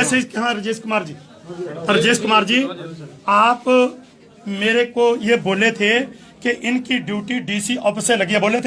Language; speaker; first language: Hindi; non-native, local second language; Punjabi